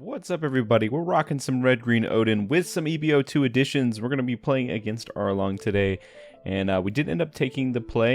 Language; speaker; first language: English; native; English